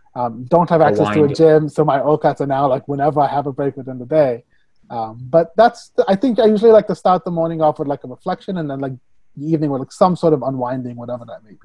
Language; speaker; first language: English; native; English